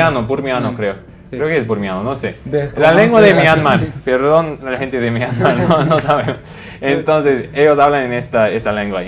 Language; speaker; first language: Spanish; non-native, fluent; English